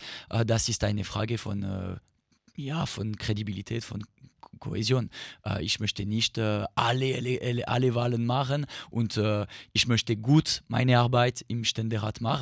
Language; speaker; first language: German; non-native, learner; French